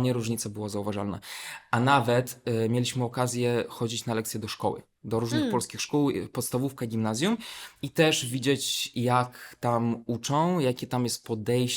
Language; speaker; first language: Polish; non-native, fluent; Belarusian